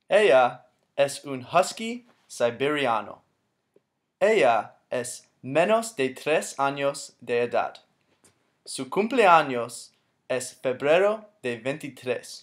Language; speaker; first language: Spanish; non-native, learner; English